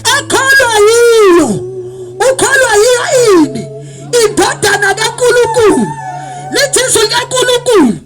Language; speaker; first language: Zulu; native; Zulu